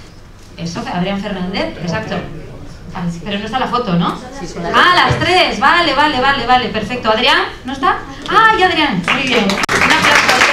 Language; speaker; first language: Spanish; native; Spanish